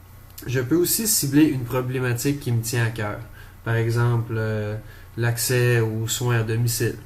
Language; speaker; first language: French; native; French